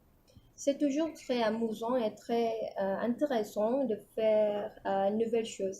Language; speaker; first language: French; non-native, learner; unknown